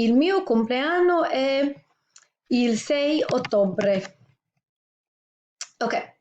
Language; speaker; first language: Italian; non-native, fluent; English